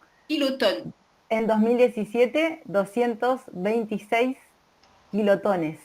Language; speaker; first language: French; non-native, learner; Spanish